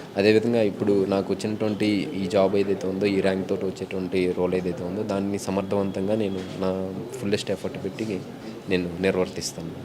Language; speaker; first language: Telugu; native; Telugu